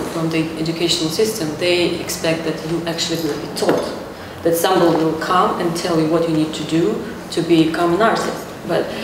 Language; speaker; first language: English; non-native, fluent; Russian